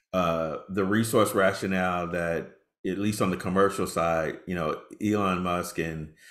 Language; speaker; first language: English; native; English